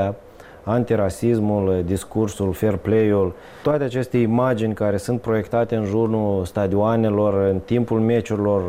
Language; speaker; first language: Romanian; native; Romanian